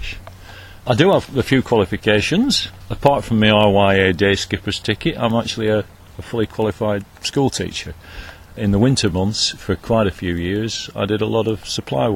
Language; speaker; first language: English; native; English